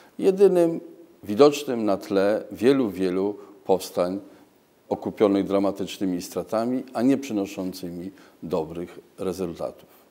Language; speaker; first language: Polish; native; Polish